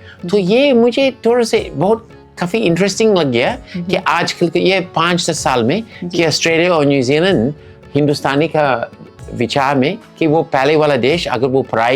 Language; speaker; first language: Hindi; non-native, fluent; English